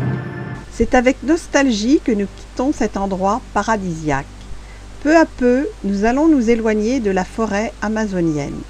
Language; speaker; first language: French; native; French